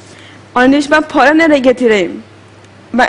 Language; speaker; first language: Turkish; non-native, learner; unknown